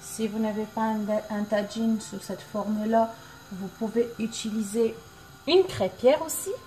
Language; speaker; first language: French; non-native, local second language; Arabic